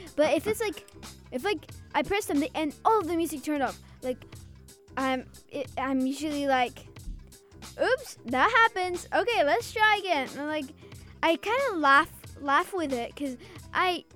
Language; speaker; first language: English; early bilingual, other home language; Azerbaijani